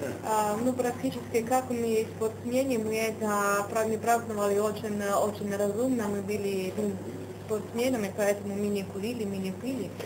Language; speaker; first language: Russian; non-native, fluent; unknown